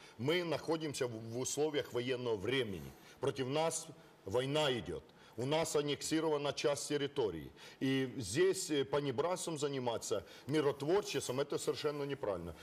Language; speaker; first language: Russian; non-native, local second language; Ukrainian